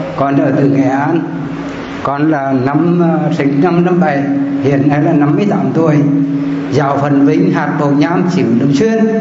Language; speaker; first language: Vietnamese; native; Vietnamese